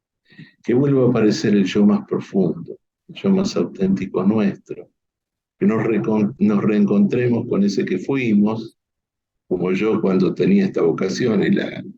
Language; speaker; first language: Spanish; native; Spanish